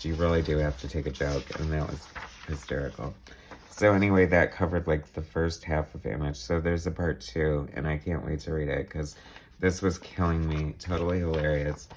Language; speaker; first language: English; native; English